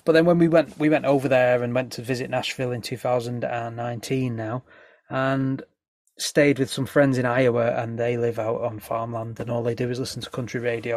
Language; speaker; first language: English; native; English